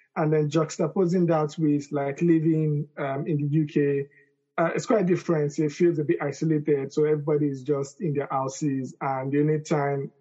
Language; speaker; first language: English; non-native, local second language; Yoruba